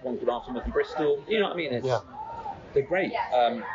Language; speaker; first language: English; native; English